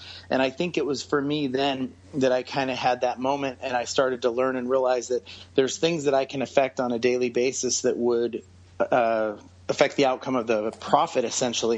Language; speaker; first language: English; native; English